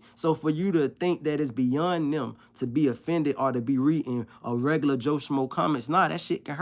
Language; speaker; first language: English; native; English